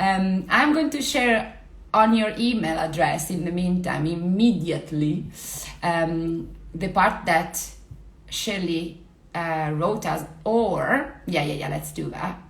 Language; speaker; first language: English; non-native, fluent; Italian